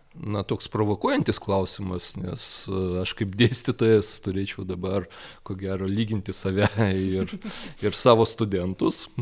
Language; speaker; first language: Lithuanian; non-native, local second language; Russian